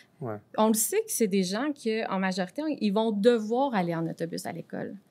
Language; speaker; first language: French; native; French